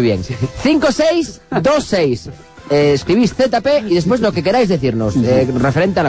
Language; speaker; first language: Spanish; native; Spanish